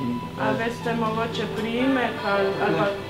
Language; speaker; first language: Slovenian; non-native, fluent; Spanish